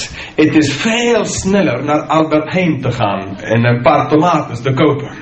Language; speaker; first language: Dutch; non-native, fluent; English